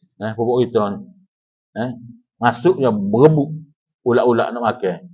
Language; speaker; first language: Malay; native; Malay